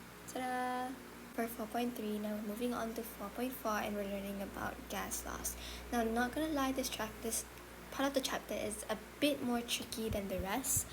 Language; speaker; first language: English; non-native, local second language; Malay